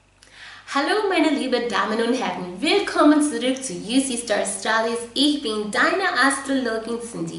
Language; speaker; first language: German; non-native, fluent; English